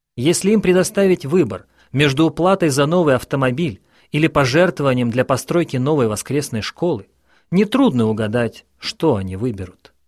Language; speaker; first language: Russian; non-native, local second language; Ukrainian